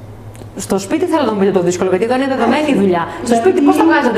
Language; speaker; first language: Greek; native; Greek